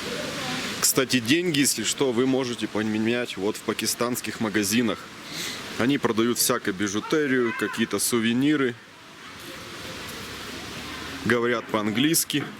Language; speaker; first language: Russian; native; Russian